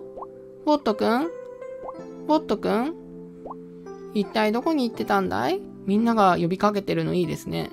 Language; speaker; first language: Japanese; native; Japanese